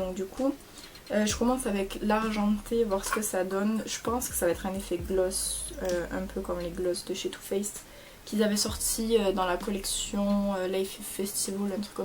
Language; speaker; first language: French; native; French